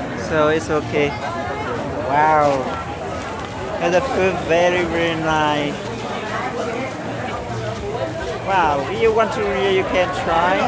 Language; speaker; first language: English; non-native, learner; Hmong